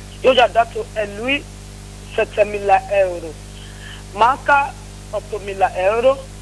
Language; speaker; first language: Italian; non-native, learner; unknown